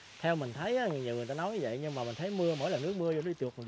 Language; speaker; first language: Vietnamese; native; Vietnamese